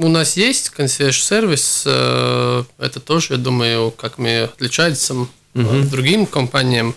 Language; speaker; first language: Russian; non-native, local second language; Latvian